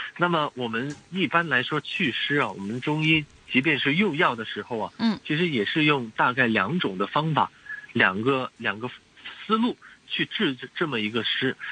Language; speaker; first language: Chinese; non-native, local second language; Cantonese